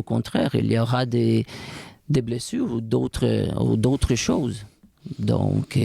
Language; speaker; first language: French; non-native, fluent; Portuguese